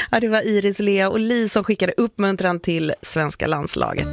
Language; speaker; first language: Swedish; native; Swedish